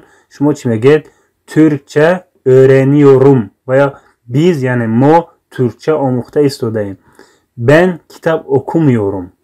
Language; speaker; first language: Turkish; non-native, fluent; Tajik